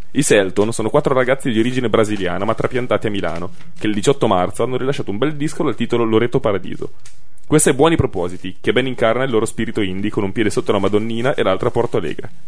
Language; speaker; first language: Italian; native; Italian